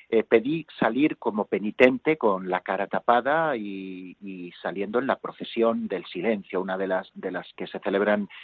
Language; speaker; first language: Spanish; native; Spanish